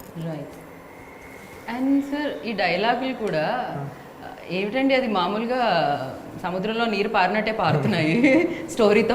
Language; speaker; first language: Telugu; native; Telugu